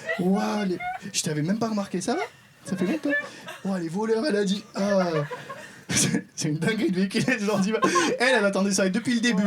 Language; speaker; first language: French; non-native, local second language; Arabic